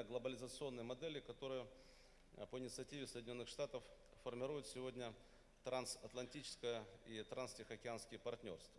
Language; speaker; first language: Russian; native; Russian